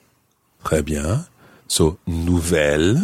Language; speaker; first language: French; non-native, fluent; English